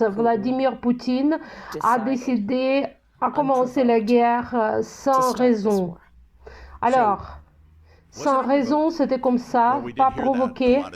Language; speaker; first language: French; non-native, fluent; Russian